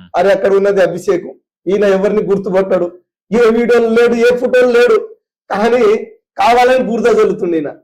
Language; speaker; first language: Telugu; non-native, local second language; Lambadi